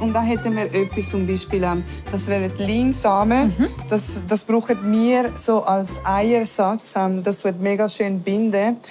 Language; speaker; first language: German; early bilingual, other home language; Spanish